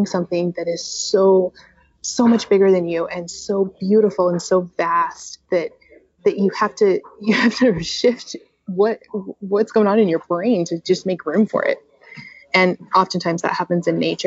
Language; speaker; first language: English; native; English